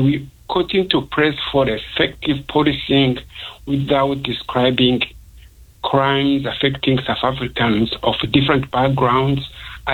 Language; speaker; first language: English; non-native, local second language; Kinyarwanda